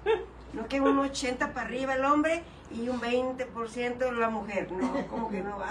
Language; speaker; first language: Spanish; native; Spanish